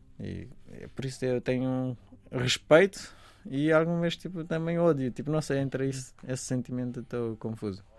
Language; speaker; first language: Portuguese; non-native, fluent; Persian